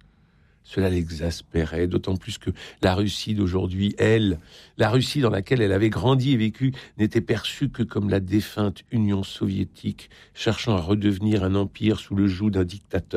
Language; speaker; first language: French; native; French